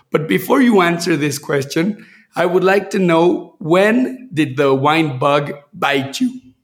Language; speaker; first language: English; non-native, fluent; Spanish